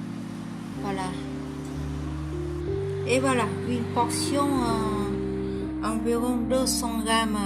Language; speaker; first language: French; non-native, learner; Vietnamese